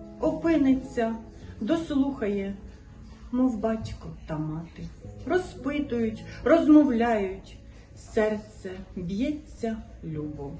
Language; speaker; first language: Ukrainian; native; Ukrainian